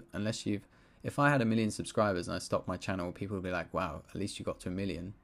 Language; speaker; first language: English; native; English